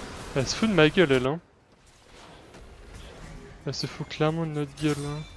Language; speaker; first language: French; native; French